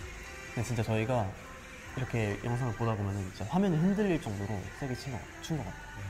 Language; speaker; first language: Korean; native; Korean